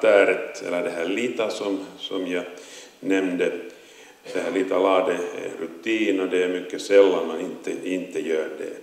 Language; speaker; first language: Swedish; non-native, local second language; Finnish